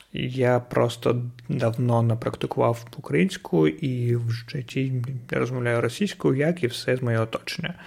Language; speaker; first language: Ukrainian; non-native, local second language; Russian